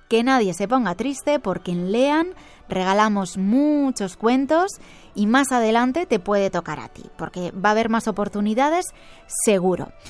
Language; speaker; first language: Spanish; native; Spanish